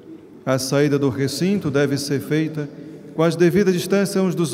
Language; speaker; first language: Portuguese; native; Portuguese